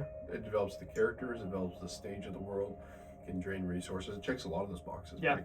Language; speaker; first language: English; native; English